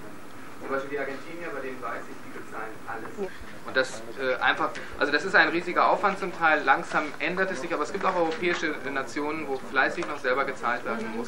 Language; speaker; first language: German; native; German